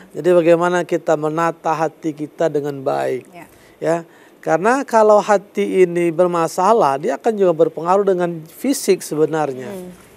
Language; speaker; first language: Indonesian; native; Indonesian